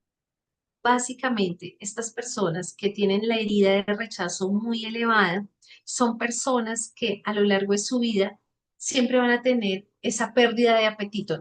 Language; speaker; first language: Spanish; native; Spanish